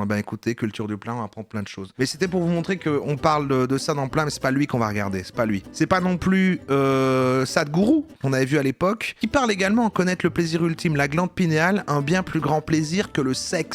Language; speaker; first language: French; native; French